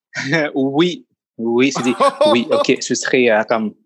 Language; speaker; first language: French; non-native, fluent; Thai